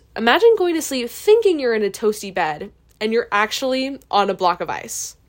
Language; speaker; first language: English; native; English